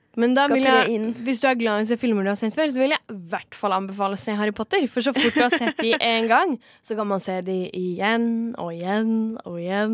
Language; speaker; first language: Norwegian; native; Norwegian